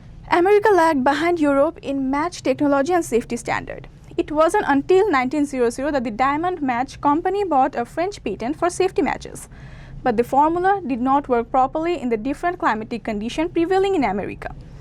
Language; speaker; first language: English; non-native, local second language; Bangla